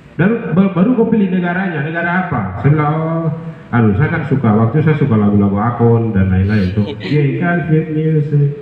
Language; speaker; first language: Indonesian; non-native, local second language; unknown